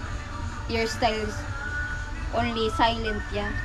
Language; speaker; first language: English; non-native, local second language; Filipino